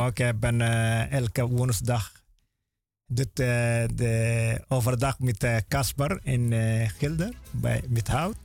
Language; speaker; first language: Dutch; non-native, learner; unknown